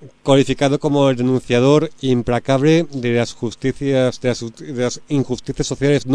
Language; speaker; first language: Spanish; native; Spanish